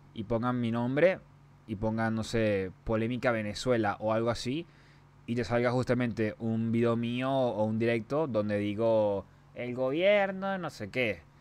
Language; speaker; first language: Spanish; native; Spanish